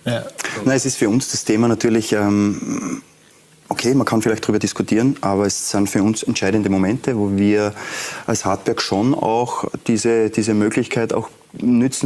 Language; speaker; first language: German; native; German